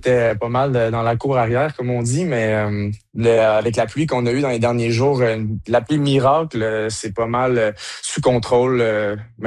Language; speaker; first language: French; native; French